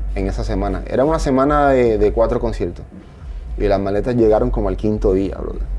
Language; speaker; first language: Spanish; native; Spanish